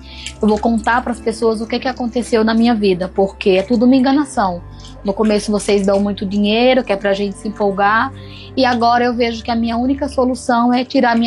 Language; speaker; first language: Portuguese; native; Portuguese